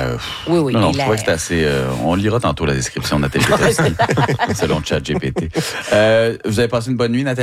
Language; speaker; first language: French; native; French